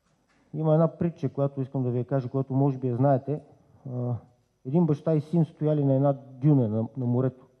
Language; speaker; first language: Bulgarian; native; Bulgarian